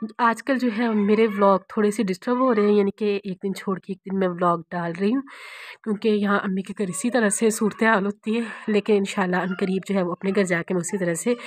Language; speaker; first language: Urdu; non-native, local second language; Punjabi